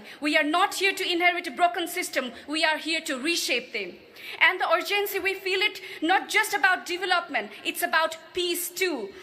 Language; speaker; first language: English; non-native, local second language; Nepali